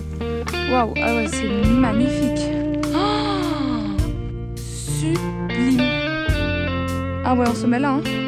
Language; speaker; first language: French; native; French